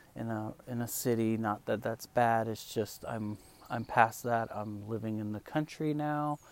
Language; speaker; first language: English; non-native, fluent; Spanish